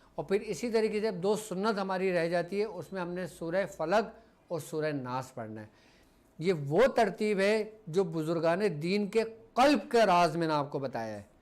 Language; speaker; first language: Urdu; native; Urdu